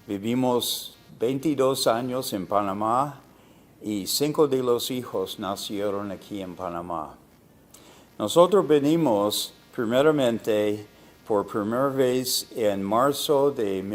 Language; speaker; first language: Spanish; non-native, fluent; English